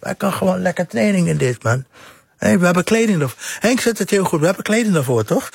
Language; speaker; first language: Dutch; non-native, fluent; English